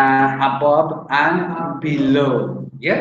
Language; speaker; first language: English; non-native, fluent; Spanish